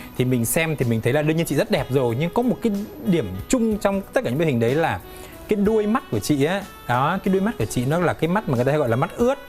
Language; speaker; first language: Vietnamese; native; Vietnamese